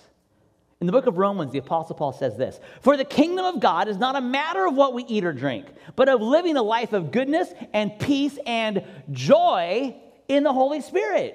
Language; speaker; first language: English; native; English